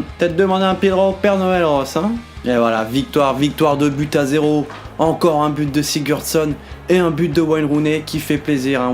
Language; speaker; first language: French; native; French